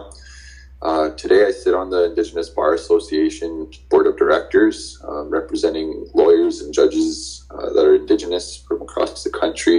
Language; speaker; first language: English; native; English